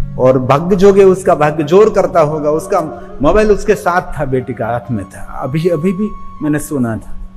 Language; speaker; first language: Hindi; non-native, local second language; Gujarati